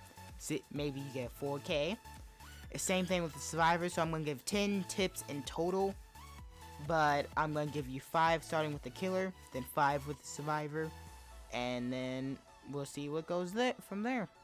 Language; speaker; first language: English; native; English